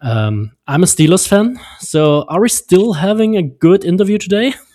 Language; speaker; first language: English; non-native, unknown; German